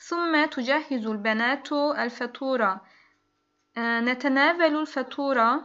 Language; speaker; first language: Arabic; non-native, fluent; Turkish